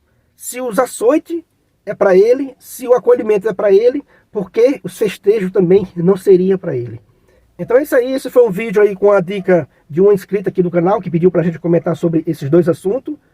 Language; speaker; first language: Portuguese; native; Portuguese